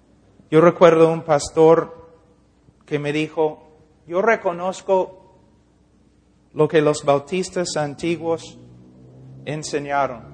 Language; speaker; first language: Spanish; non-native, fluent; English